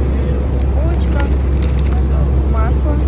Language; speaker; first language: Russian; non-native, learner; Mongolian